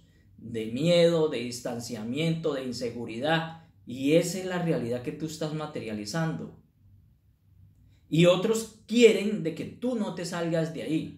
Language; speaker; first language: Spanish; native; Spanish